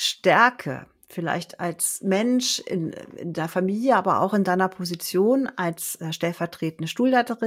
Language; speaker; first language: German; native; German